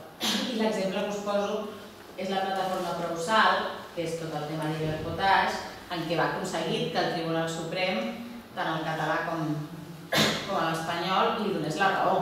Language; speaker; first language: Catalan; native; Catalan